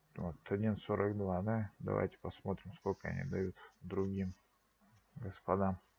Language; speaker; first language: Russian; native; Russian